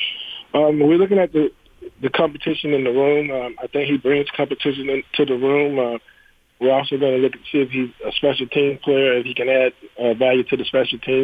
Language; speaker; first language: English; native; English